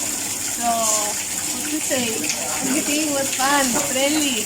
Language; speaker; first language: English; non-native, learner; Spanish